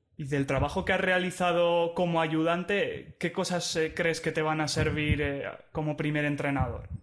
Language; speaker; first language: Spanish; native; Spanish